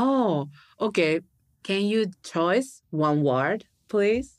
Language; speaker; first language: English; non-native, learner; Japanese